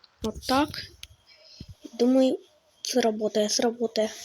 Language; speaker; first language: Russian; non-native, local second language; Ukrainian